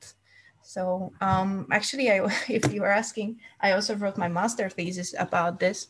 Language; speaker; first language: English; non-native, fluent; Hungarian